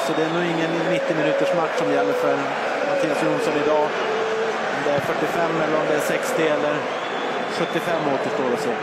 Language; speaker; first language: Swedish; native; Swedish